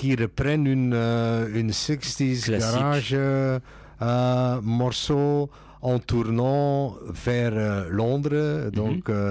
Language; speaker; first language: French; non-native, local second language; Dutch